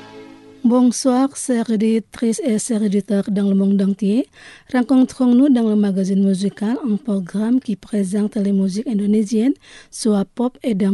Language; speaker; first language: French; non-native, fluent; Indonesian